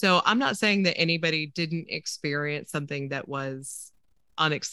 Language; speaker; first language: English; native; English